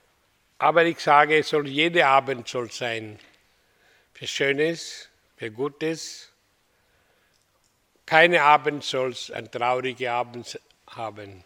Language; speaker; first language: German; non-native, learner; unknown